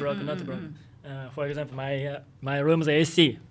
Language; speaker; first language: English; non-native, learner; Japanese